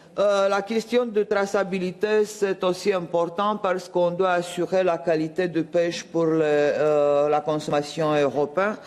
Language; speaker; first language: French; non-native, fluent; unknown